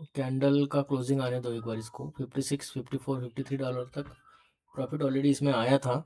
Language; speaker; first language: Hindi; non-native, local second language; Marathi